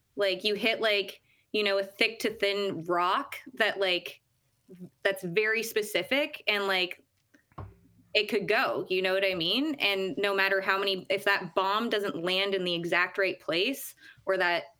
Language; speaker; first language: English; native; English